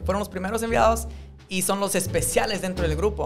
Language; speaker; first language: Spanish; non-native, fluent; English